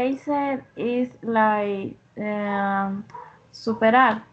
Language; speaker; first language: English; non-native, learner; Spanish